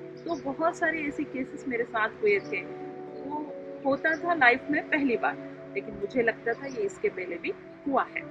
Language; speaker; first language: Hindi; non-native, local second language; Telugu